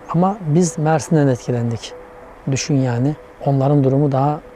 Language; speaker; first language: Turkish; native; Turkish